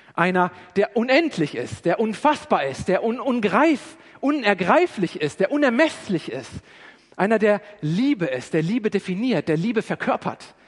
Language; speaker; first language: German; native; German